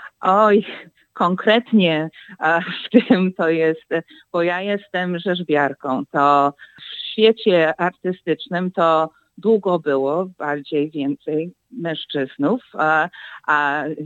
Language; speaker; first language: Polish; early bilingual, heritage; Polish